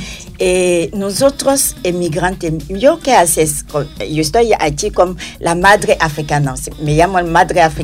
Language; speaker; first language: Spanish; non-native, learner; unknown